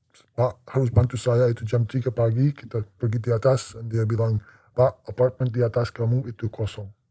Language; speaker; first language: Indonesian; non-native, learner; English